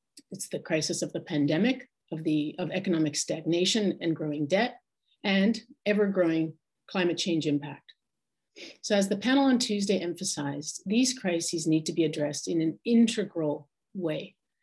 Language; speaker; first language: English; native; English